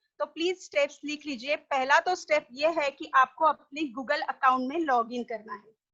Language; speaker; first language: Hindi; non-native, local second language; Marathi